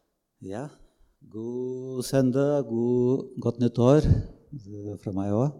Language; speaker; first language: Norwegian; non-native, fluent; Bulgarian